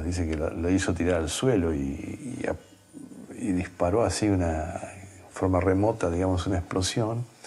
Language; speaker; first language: Spanish; native; Spanish